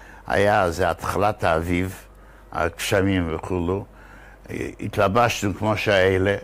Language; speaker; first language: Hebrew; non-native, fluent; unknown